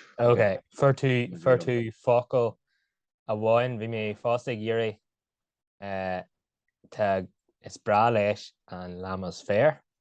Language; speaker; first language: Irish; non-native, local second language; English